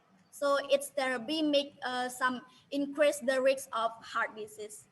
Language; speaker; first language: English; non-native, learner; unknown